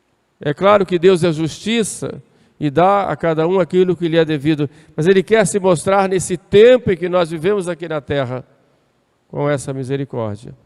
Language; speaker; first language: Portuguese; native; Portuguese